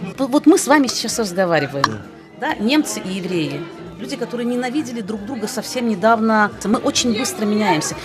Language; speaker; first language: Russian; native; Russian